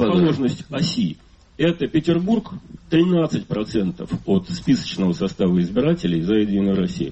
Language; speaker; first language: Russian; native; Russian